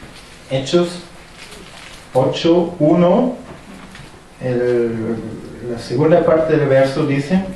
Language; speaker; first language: Spanish; non-native, fluent; German